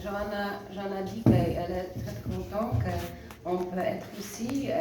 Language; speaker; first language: French; non-native, fluent; Polish